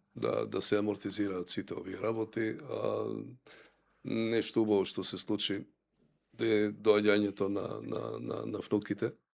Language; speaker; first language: Macedonian; native; Macedonian